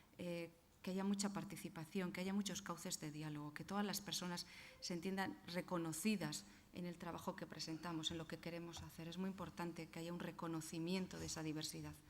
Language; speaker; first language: Spanish; non-native, local second language; Basque